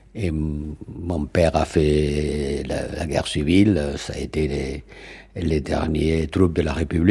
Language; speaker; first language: French; non-native, fluent; Catalan